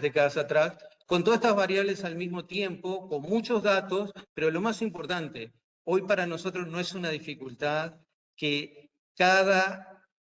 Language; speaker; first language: Spanish; native; Spanish